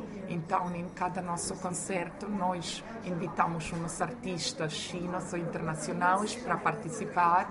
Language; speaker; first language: Portuguese; non-native, fluent; Croatian